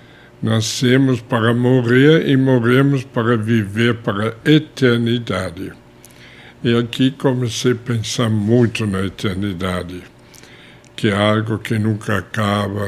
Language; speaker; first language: Portuguese; non-native, fluent; German